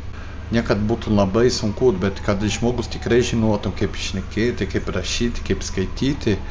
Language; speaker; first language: Lithuanian; early bilingual, heritage; Portuguese